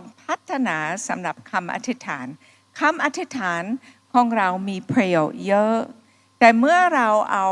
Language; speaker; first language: Thai; non-native, fluent; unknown